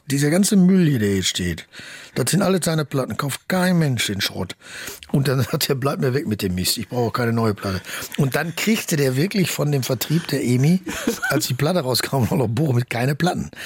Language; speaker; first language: German; native; German